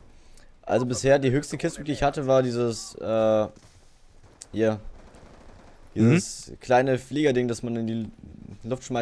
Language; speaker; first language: German; native; German